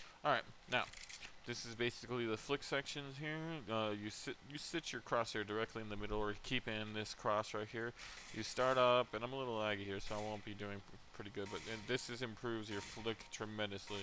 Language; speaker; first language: English; native; English